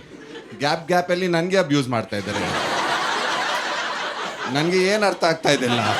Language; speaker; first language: Kannada; non-native, learner; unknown